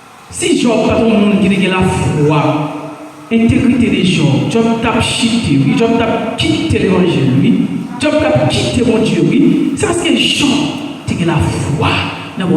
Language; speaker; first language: French; non-native, local second language; Haitian Creole